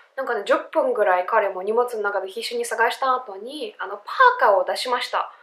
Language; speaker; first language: Japanese; non-native, fluent; Russian